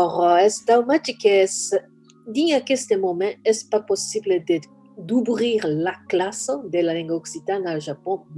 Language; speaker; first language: French; non-native, fluent; Japanese